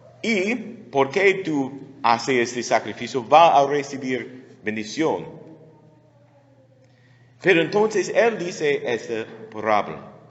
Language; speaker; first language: Spanish; non-native, learner; English